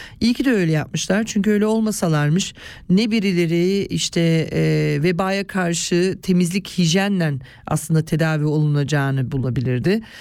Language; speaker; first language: Turkish; early bilingual, other home language; Swiss German